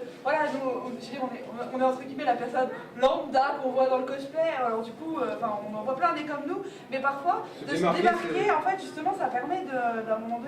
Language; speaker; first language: French; native; French